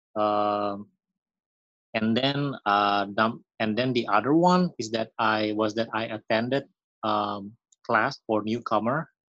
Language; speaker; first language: English; non-native, fluent; Indonesian